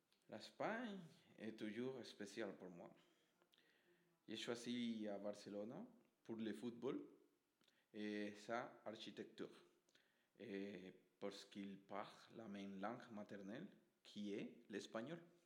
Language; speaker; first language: French; non-native, fluent; Spanish